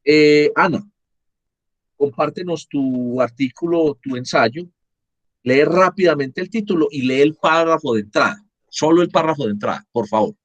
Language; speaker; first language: Spanish; native; Spanish